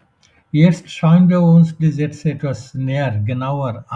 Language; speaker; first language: German; non-native, fluent; Bangla